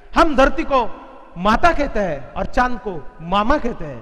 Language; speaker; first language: Hindi; non-native, local second language; Marathi